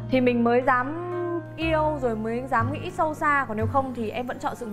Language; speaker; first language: Vietnamese; native; Vietnamese